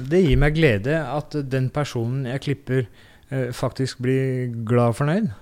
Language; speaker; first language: Norwegian; native; Norwegian